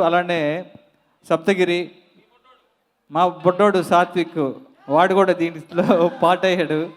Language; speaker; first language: Telugu; native; Telugu